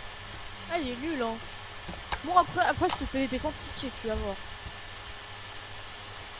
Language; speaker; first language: French; native; French